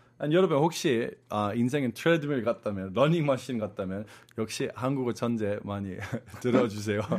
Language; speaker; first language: Korean; non-native, fluent; English